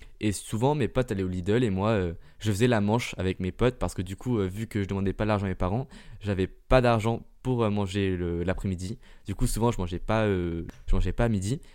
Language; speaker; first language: French; early bilingual, heritage; French